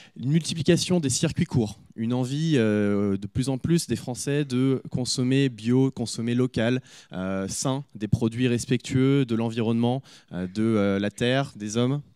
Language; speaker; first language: French; native; French